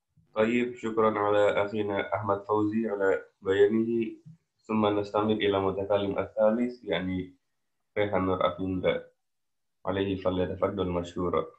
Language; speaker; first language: Arabic; non-native, learner; Indonesian